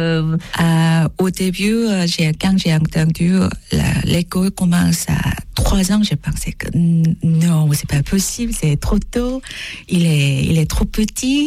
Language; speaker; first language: French; non-native, learner; Korean